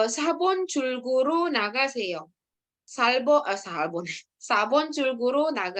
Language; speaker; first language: Korean; non-native, fluent; Indonesian